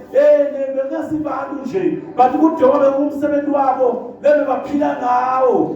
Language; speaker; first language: Zulu; non-native, local second language; Swati